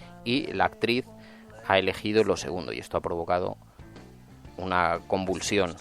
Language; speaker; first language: Spanish; native; Spanish